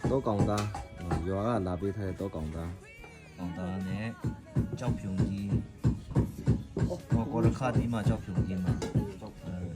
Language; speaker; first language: Burmese; non-native, local second language; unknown